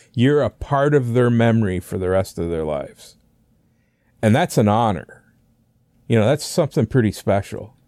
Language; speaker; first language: English; native; English